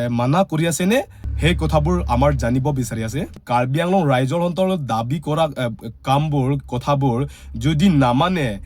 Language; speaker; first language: Assamese; non-native, local second language; Karbi